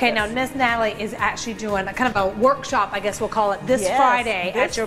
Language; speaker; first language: English; native; English